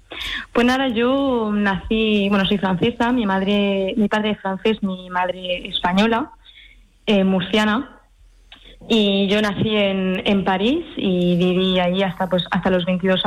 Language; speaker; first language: Spanish; early bilingual, heritage; French